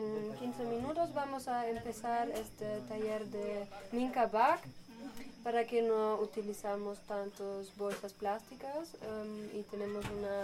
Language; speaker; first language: Spanish; non-native, learner; German